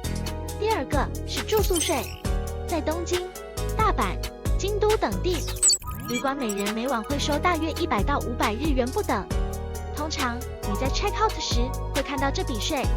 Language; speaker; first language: Chinese; native; Chinese